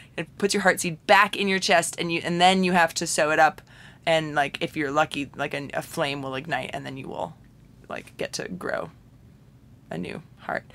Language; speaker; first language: English; native; English